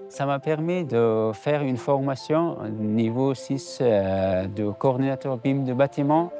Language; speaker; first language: French; non-native, fluent; Persian